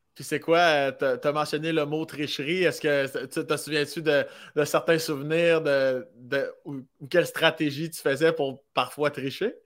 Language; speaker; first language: French; native; French